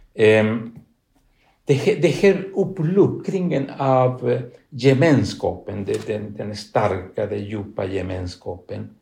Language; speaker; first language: Swedish; non-native, fluent; Spanish